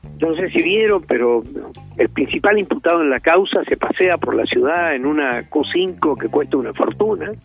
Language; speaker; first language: Spanish; native; Spanish